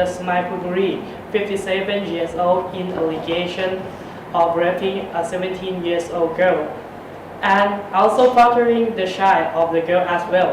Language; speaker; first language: English; non-native, learner; Thai